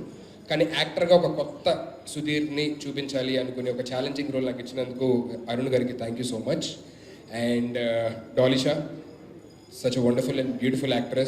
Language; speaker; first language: Telugu; native; Telugu